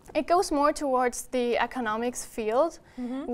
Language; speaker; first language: English; non-native, fluent; German